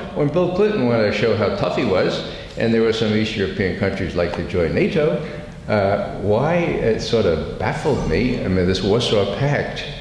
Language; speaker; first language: English; native; English